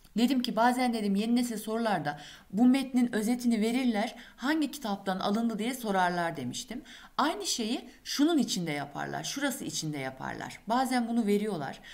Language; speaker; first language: Turkish; native; Turkish